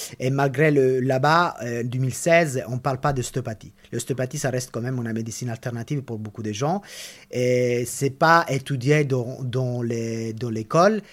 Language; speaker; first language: French; non-native, fluent; Italian